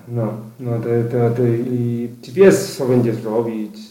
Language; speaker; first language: Polish; non-native, learner; Spanish